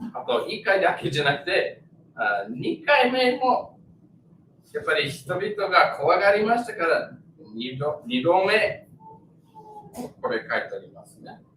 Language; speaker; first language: Japanese; non-native, learner; English